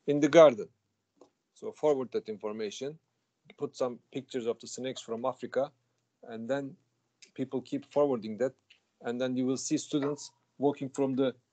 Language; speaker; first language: English; non-native, fluent; Turkish